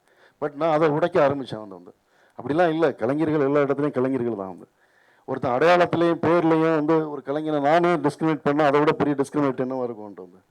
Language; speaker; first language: Tamil; native; Tamil